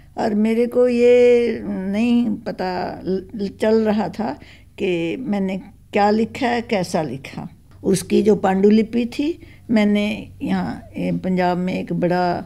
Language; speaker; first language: Hindi; non-native, local second language; Punjabi